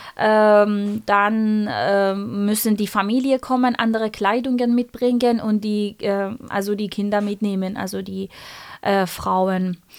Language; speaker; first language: German; non-native, fluent; Persian